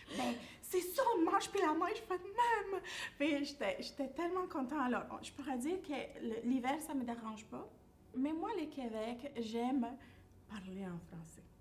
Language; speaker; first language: French; non-native, fluent; Spanish